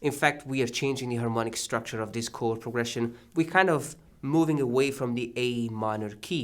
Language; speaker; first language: English; non-native, fluent; Italian